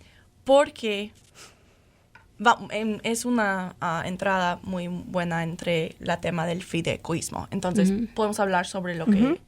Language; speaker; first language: Spanish; non-native, fluent; English